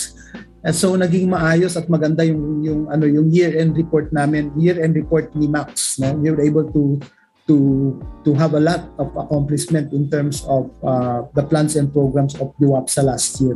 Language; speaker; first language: English; non-native, local second language; Iloko